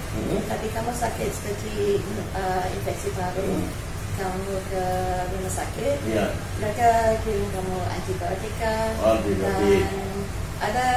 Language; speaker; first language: Indonesian; non-native, fluent; English